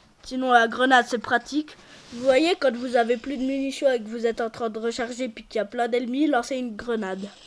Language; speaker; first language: French; native; French